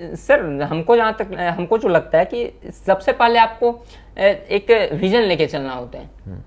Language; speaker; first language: Hindi; native; Hindi